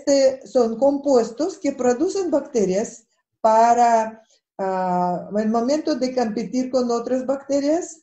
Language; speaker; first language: Spanish; non-native, fluent; Russian